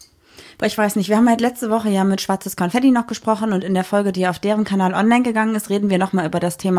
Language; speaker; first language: German; native; German